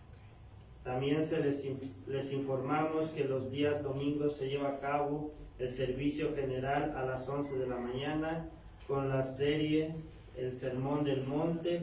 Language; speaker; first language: Spanish; native; Spanish